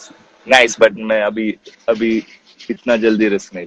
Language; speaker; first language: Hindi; non-native, local second language; Kannada